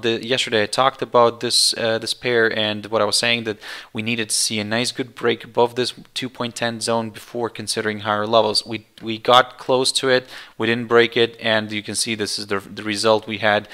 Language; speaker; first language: English; non-native, fluent; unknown